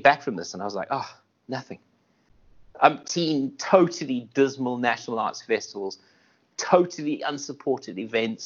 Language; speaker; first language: English; native; English